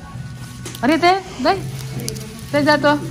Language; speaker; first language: Italian; non-native, learner; Filipino